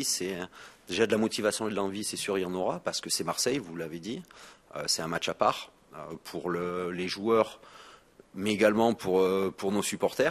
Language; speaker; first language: French; native; French